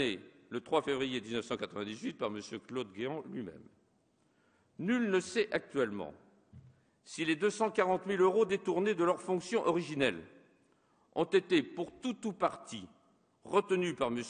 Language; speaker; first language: French; native; French